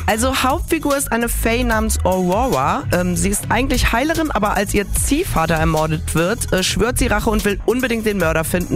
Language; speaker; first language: German; native; German